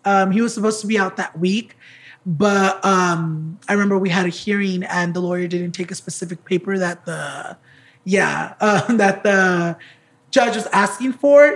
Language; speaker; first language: English; early bilingual, other home language; Spanish